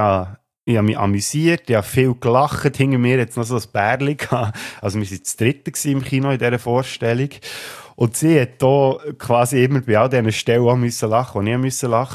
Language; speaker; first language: German; native; German